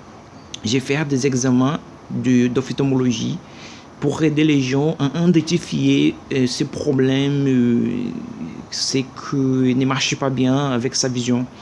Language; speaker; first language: French; non-native, learner; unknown